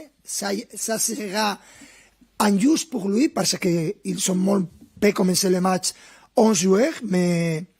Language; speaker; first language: French; non-native, fluent; Spanish